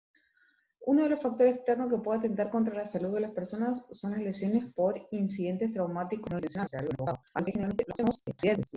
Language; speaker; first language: Spanish; native; Spanish